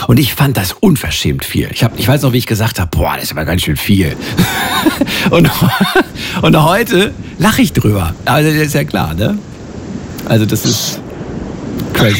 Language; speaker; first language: German; native; German